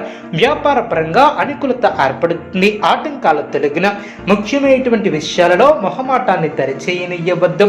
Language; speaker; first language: Telugu; native; Telugu